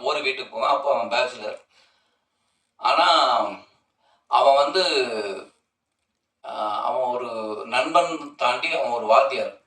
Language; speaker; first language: Tamil; native; Tamil